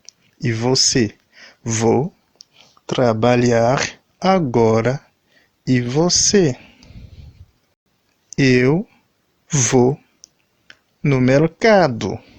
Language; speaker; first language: Portuguese; non-native, learner; Haitian Creole